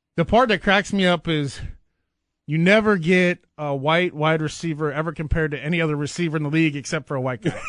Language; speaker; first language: English; native; English